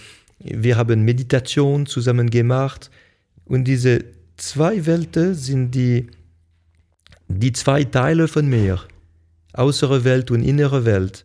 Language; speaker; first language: German; non-native, local second language; French